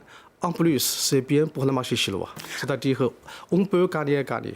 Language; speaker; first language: French; non-native, fluent; Chinese